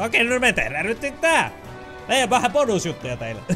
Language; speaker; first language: Finnish; native; Finnish